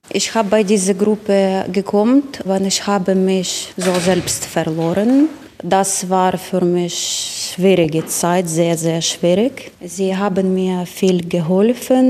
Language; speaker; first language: German; non-native, learner; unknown